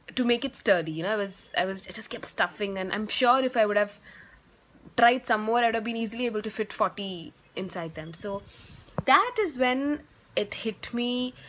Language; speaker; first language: English; non-native, local second language; Tamil